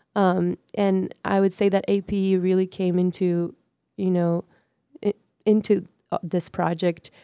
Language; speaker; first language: English; non-native, fluent; Portuguese